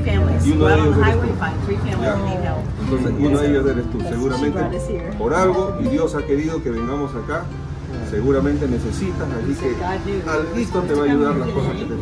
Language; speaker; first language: Spanish; native; Spanish